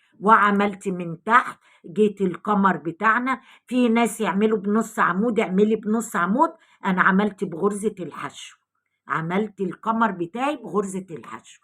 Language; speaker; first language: Arabic; native; Arabic